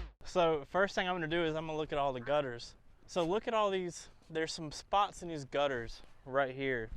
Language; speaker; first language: English; native; English